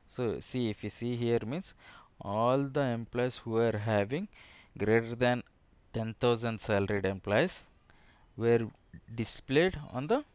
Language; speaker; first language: English; non-native, local second language; Telugu